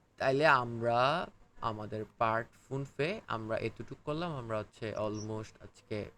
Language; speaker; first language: Bangla; native; Bangla